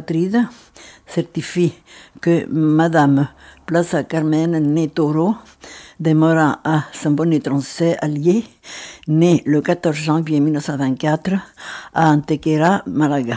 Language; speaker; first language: French; non-native, fluent; Spanish